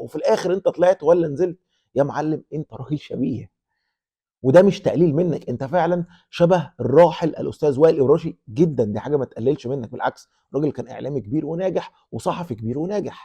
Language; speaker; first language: Arabic; native; Arabic